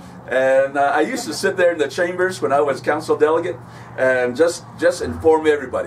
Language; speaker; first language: English; native; English